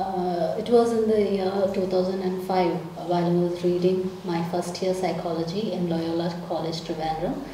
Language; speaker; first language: English; non-native, local second language; Malayalam